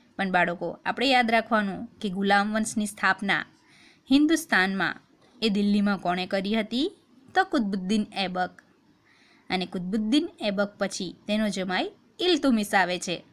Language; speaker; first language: Gujarati; native; Gujarati